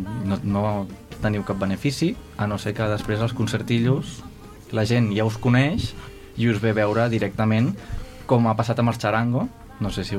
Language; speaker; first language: Catalan; native; Catalan